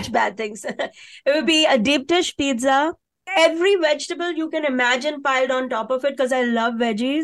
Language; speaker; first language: English; non-native, local second language; Hindi